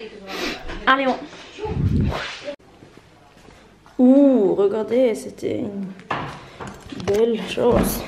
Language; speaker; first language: French; non-native, learner; Norwegian